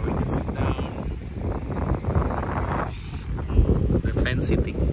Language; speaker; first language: English; non-native, learner; Indonesian